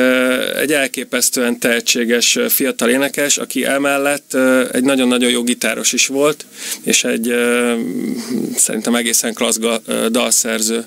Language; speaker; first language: Hungarian; native; Hungarian